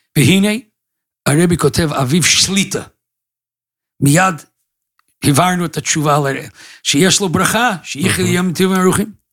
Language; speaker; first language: Hebrew; non-native, fluent; English